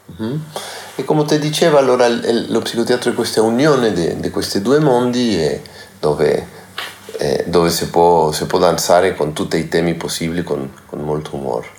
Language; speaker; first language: Italian; non-native, learner; Spanish